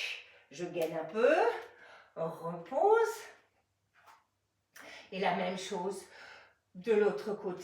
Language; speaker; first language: French; native; French